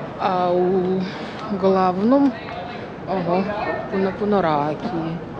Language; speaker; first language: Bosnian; non-native, fluent; Russian